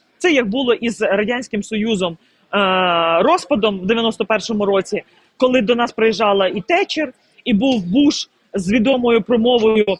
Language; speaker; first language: Ukrainian; native; Ukrainian